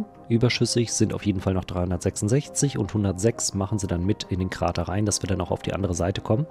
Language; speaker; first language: German; native; German